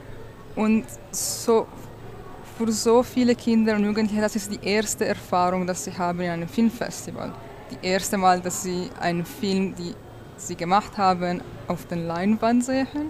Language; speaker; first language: German; non-native, local second language; Italian